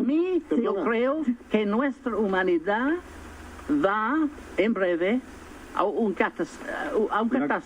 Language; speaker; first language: Spanish; non-native, fluent; English